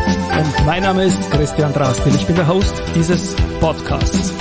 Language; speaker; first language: German; native; German